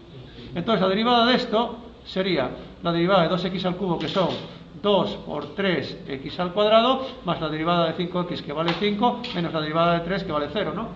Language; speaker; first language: Spanish; native; Spanish